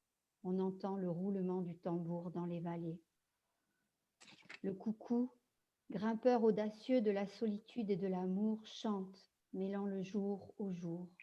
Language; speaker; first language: French; native; French